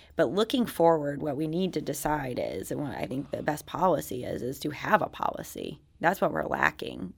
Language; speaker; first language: English; native; English